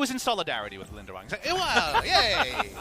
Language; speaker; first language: English; native; English